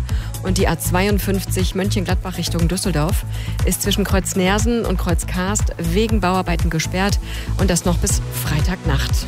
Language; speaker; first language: German; native; German